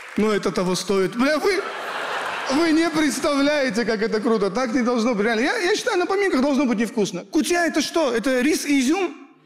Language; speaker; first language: Russian; early bilingual, other home language; Kurdish